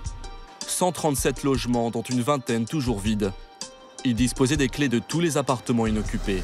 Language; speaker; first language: French; native; French